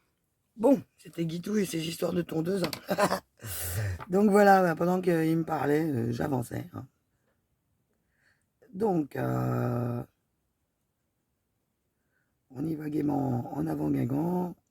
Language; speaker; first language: French; native; French